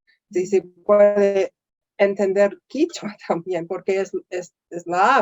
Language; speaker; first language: Spanish; non-native, fluent; English